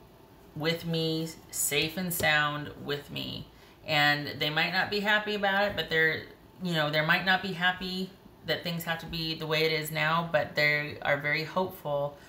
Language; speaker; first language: English; native; English